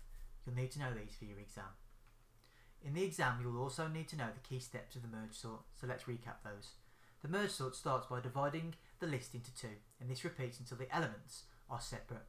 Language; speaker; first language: English; native; English